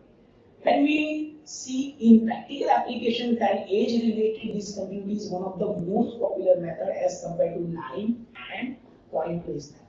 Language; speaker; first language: English; non-native, local second language; Gujarati